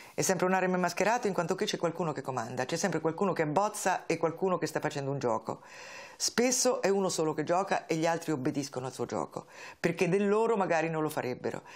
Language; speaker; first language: Italian; native; Italian